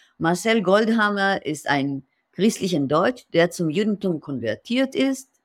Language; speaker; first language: German; non-native, fluent; Hebrew